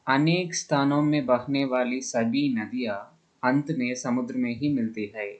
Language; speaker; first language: Hindi; non-native, local second language; Telugu